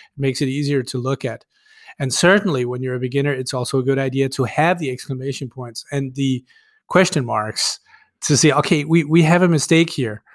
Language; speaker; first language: English; non-native, fluent; Danish